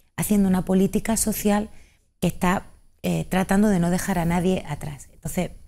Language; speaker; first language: Spanish; native; Spanish